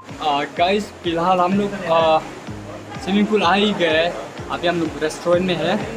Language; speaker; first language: Hindi; non-native, learner; Nepali